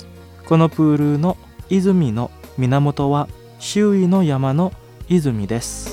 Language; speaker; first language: Japanese; non-native, fluent; Indonesian